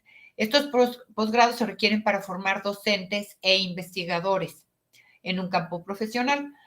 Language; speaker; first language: Spanish; native; Spanish